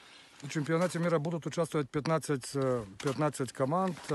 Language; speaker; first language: Russian; non-native, learner; Bulgarian